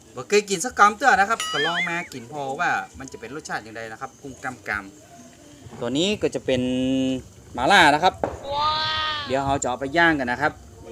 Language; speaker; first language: Thai; native; Thai